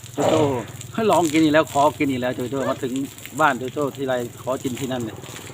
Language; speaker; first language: Thai; native; Thai